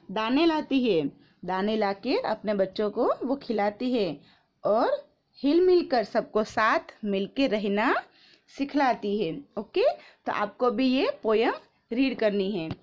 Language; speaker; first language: Hindi; non-native, local second language; Gujarati